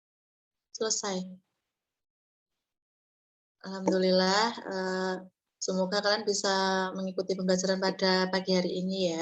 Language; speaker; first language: Indonesian; native; Indonesian